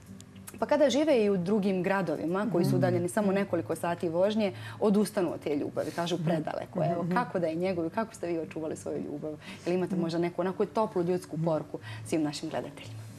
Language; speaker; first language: Croatian; native; Croatian